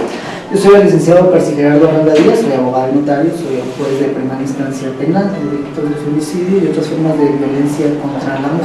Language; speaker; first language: Spanish; native; Spanish